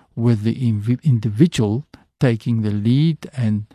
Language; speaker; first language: English; non-native, local second language; Afrikaans